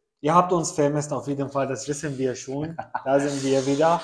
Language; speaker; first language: German; non-native, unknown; Arabic